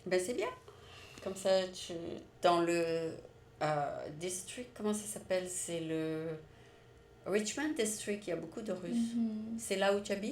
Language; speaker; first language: French; native; French